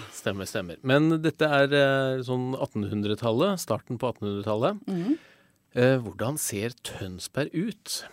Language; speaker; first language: Norwegian; native; Norwegian